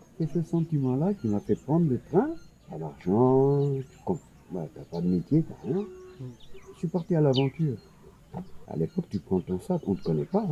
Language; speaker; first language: French; non-native, local second language; Wolof